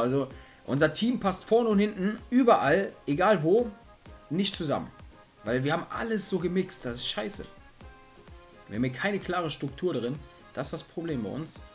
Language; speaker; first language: German; native; German